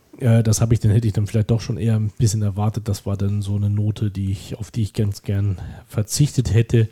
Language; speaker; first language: German; native; German